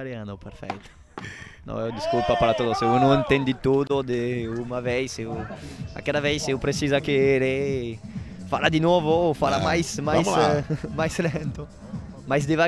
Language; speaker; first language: Portuguese; non-native, learner; Italian